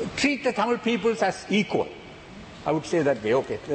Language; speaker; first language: English; non-native, local second language; Tamil